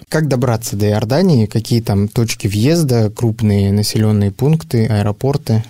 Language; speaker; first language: Russian; native; Russian